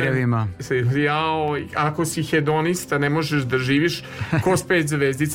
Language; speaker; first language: Serbian; native; Serbian